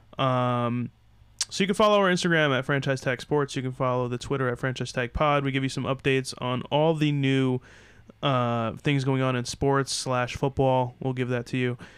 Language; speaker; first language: English; native; English